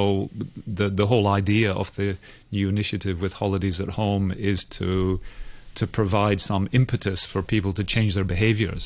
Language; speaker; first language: English; native; English